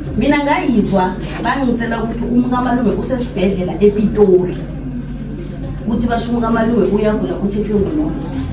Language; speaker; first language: Zulu; non-native, local second language; South Ndebele